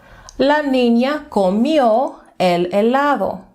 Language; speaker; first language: Spanish; non-native, fluent; English